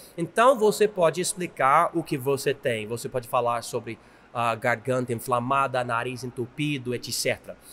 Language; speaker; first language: Portuguese; non-native, fluent; English